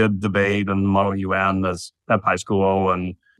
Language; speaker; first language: English; native; English